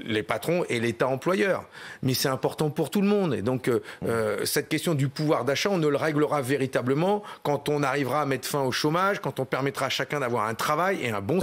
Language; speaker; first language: French; native; French